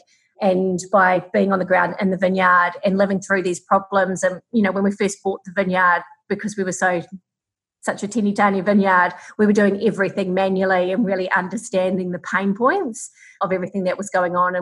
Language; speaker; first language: English; native; English